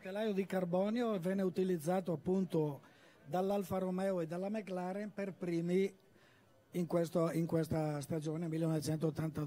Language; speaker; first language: Italian; native; Italian